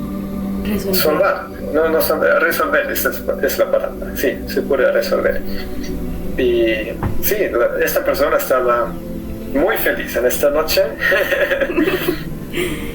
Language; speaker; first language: Spanish; non-native, fluent; German